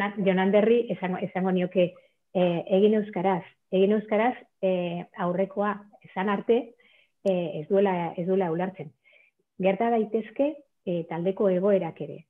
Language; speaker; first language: Basque; non-native, local second language; Spanish